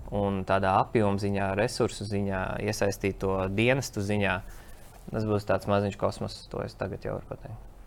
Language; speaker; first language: Latvian; native; Latvian